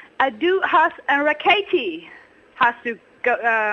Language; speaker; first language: German; non-native, learner; English